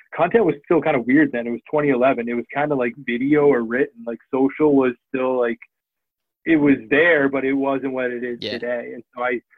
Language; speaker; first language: English; native; English